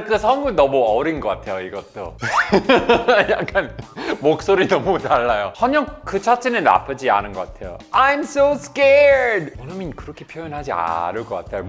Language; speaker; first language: Korean; non-native, fluent; English